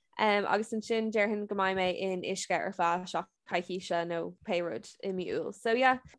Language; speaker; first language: Irish; non-native, local second language; English